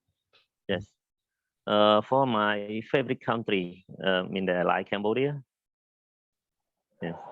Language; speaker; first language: English; non-native, learner; Khmer